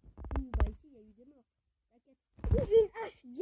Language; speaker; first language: French; native; French